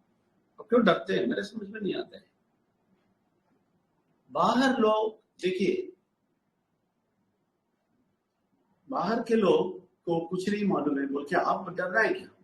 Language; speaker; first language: Hindi; non-native, local second language; Telugu